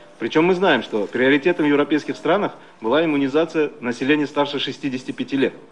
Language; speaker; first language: Russian; non-native, local second language; Uzbek